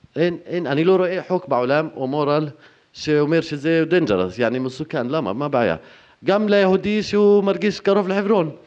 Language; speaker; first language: Hebrew; non-native, fluent; Arabic